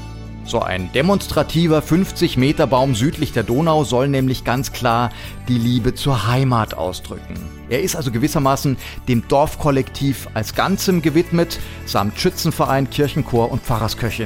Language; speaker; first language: German; native; German